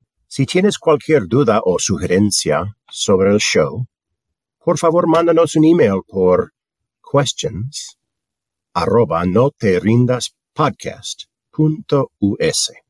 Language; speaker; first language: Spanish; non-native, fluent; English